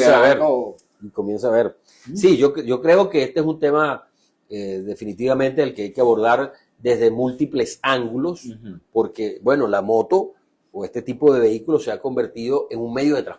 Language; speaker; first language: Spanish; native; Spanish